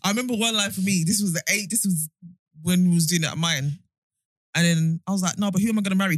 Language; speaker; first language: English; native; English